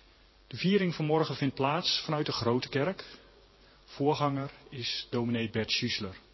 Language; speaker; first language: Dutch; native; Dutch